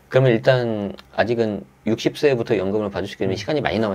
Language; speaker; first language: Korean; native; Korean